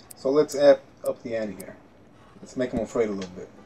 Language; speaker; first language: English; native; English